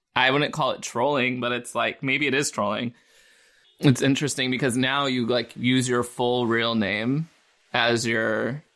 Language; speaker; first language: English; native; English